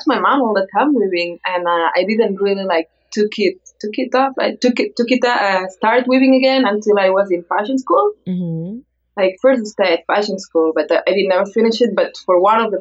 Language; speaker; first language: English; non-native, fluent; Spanish